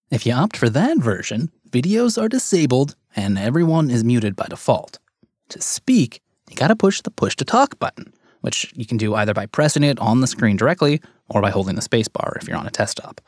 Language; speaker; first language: English; native; English